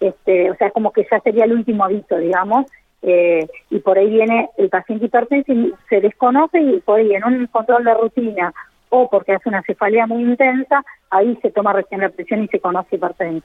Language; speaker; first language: Spanish; native; Spanish